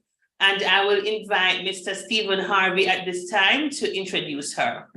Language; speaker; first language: English; native; English